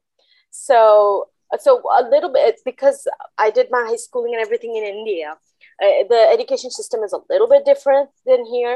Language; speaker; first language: English; non-native, local second language; Bangla